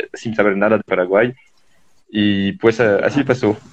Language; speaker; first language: Spanish; non-native, fluent; French